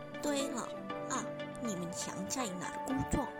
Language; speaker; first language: Chinese; non-native, learner; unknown